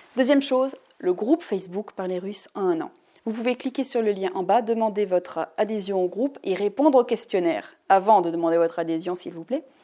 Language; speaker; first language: French; native; French